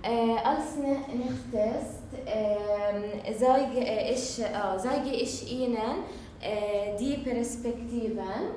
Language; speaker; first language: German; non-native, learner; Arabic